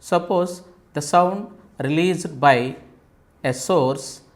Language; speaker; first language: English; non-native, local second language; Telugu